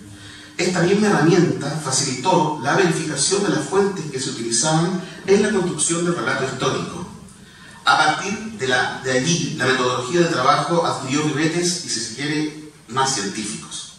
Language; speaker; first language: Spanish; native; Spanish